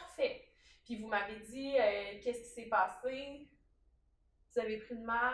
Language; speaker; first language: French; native; French